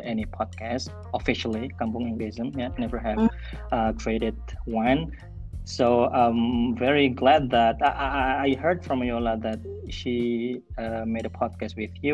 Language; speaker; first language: English; non-native, fluent; Indonesian